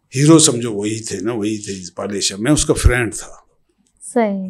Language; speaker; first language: Urdu; native; Urdu